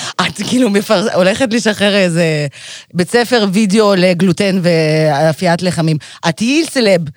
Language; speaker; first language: Hebrew; early bilingual, other home language; Russian